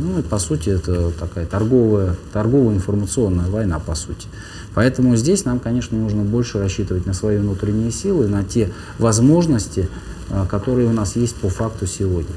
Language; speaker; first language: Russian; native; Russian